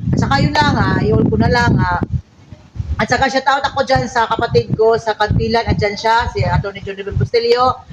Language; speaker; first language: Filipino; non-native, local second language; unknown